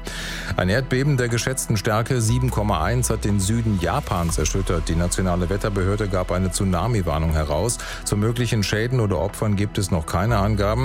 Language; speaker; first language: German; native; German